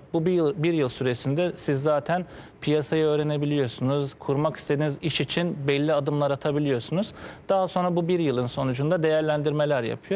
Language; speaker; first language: Turkish; native; Turkish